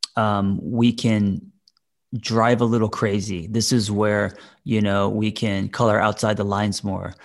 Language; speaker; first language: English; native; English